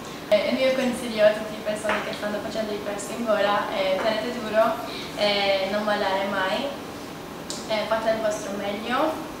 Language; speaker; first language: Italian; non-native, fluent; Maltese